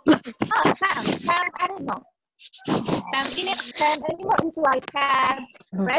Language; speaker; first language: English; non-native, fluent; Indonesian